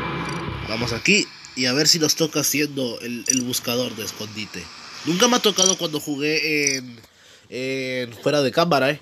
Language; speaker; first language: Spanish; native; Spanish